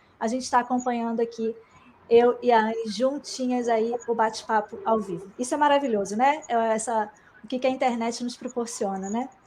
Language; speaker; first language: Portuguese; native; Portuguese